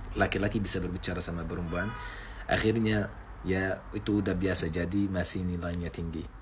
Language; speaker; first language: Indonesian; non-native, fluent; Arabic